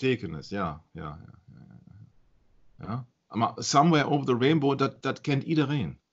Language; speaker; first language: Dutch; non-native, learner; German